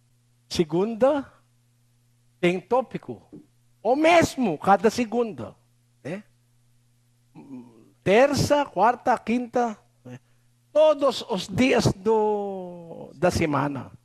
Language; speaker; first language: Portuguese; non-native, learner; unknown